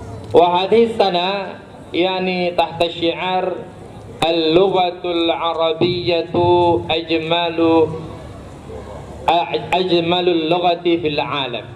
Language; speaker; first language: Arabic; non-native, learner; Indonesian